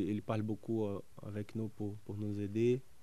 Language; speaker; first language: French; non-native, learner; Portuguese